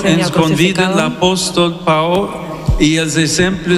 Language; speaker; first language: Catalan; non-native, learner; English